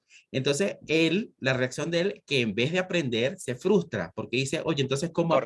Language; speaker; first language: Spanish; native; Spanish